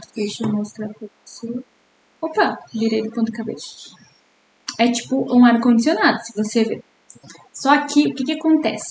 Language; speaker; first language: Portuguese; native; Portuguese